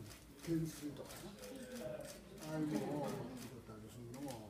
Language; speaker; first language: Japanese; native; Japanese